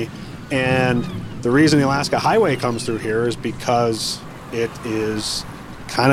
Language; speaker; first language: English; native; English